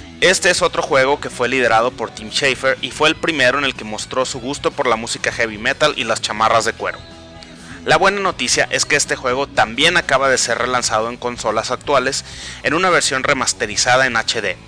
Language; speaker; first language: Spanish; native; Spanish